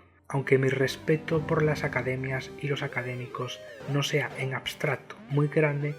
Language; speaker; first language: Spanish; native; Spanish